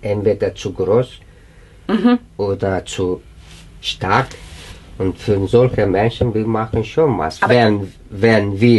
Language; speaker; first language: German; non-native, learner; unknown